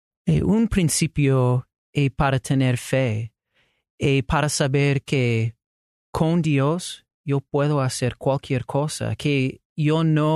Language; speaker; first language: Spanish; non-native, learner; English